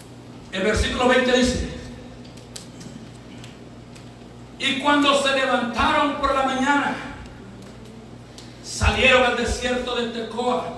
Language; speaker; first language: Spanish; native; Spanish